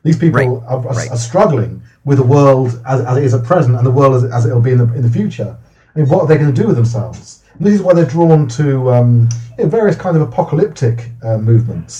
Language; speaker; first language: English; native; English